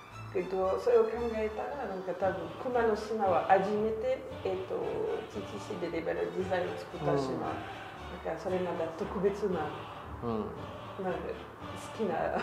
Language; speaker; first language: Japanese; non-native, learner; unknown